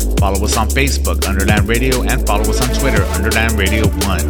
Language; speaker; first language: English; native; English